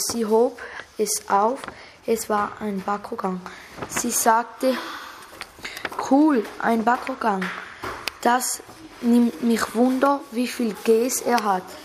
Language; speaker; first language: German; native; German